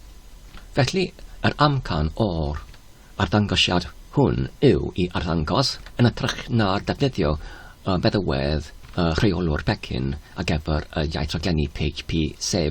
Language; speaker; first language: Welsh; non-native, learner; Polish